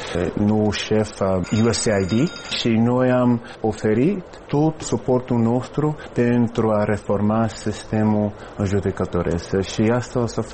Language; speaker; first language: Romanian; non-native, fluent; English